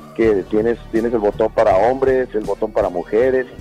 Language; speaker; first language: Spanish; early bilingual, heritage; Spanish